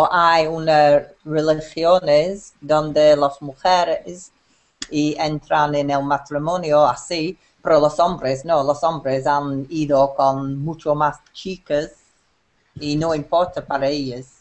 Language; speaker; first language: Spanish; non-native, learner; English